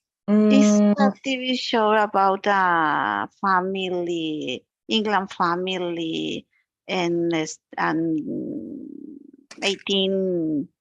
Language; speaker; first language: English; non-native, learner; Spanish